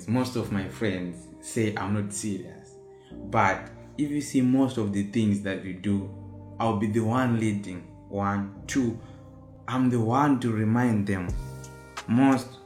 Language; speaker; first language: English; non-native, local second language; Shona